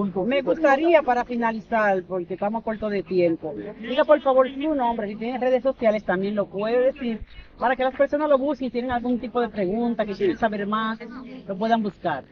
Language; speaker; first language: Spanish; native; Spanish